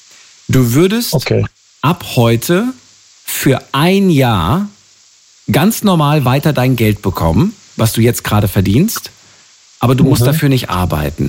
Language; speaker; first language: German; native; German